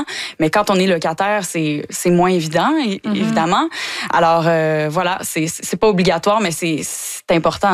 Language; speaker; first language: French; native; French